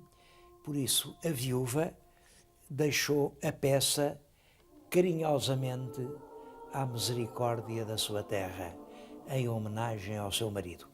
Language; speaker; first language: Portuguese; native; Portuguese